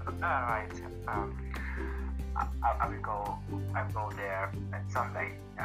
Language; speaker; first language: English; non-native, learner; Korean